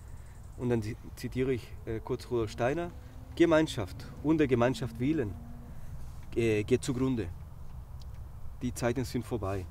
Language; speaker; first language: German; native; German